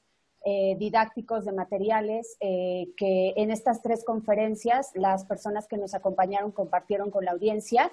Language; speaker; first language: Spanish; native; Spanish